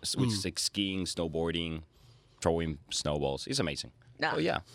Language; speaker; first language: English; non-native, fluent; Spanish